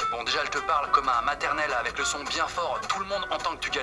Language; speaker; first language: French; native; French